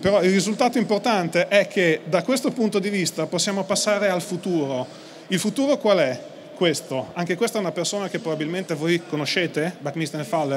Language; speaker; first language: Italian; native; Italian